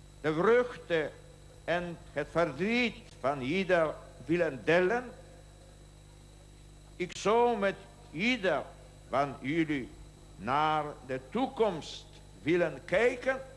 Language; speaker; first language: Dutch; non-native, learner; Polish